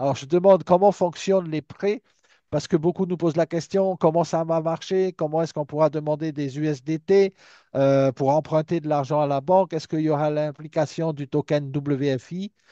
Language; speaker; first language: French; native; French